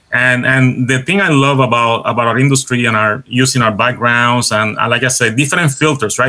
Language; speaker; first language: English; non-native, fluent; Spanish